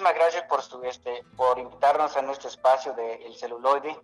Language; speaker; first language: Spanish; non-native, local second language; Nahuatl languages